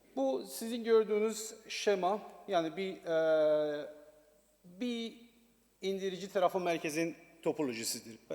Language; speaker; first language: Turkish; non-native, learner; Persian